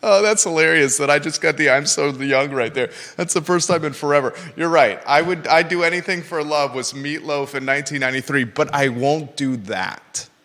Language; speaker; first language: English; native; English